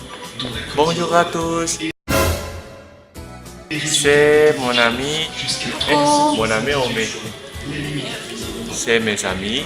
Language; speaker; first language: French; non-native, learner; Indonesian